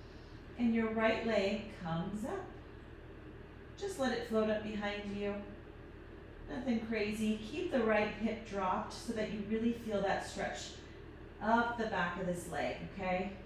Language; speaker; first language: English; native; English